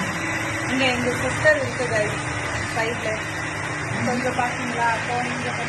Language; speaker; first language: Tamil; non-native, local second language; Urdu